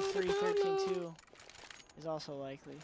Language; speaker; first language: English; native; English